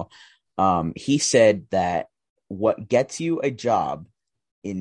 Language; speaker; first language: English; native; English